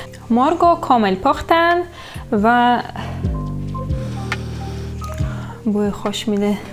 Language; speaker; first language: Persian; non-native, learner; Russian